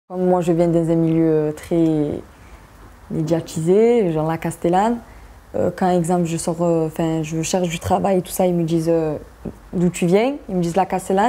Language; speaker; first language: French; native; French